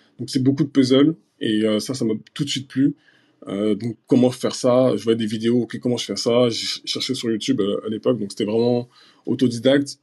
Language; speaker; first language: French; early bilingual, other home language; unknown